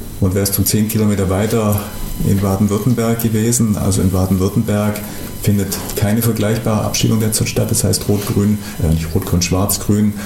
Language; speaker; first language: German; native; German